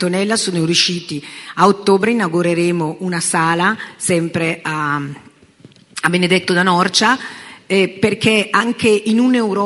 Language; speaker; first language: Italian; native; Italian